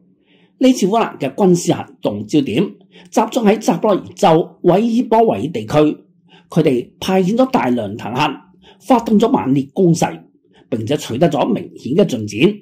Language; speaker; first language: Chinese; non-native, local second language; Cantonese